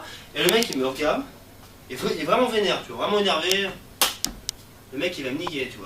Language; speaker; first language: French; native; French